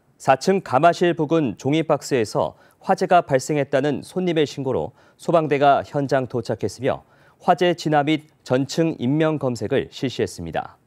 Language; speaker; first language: Korean; native; Korean